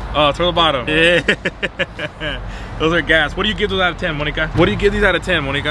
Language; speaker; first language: English; early bilingual, other home language; Spanish